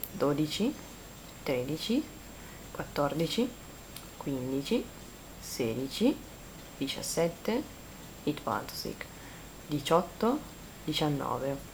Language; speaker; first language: Hungarian; non-native, learner; Italian